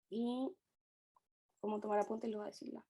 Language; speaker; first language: Spanish; native; Spanish